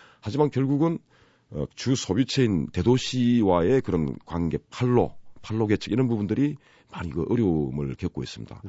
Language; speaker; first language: Korean; native; Korean